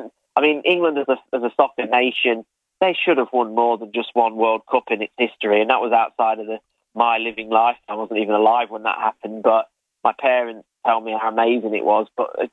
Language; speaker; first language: English; native; English